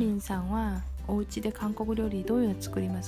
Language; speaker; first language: Japanese; non-native, fluent; Korean